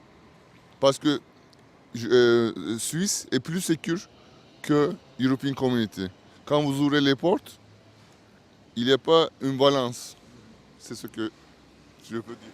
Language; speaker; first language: French; non-native, learner; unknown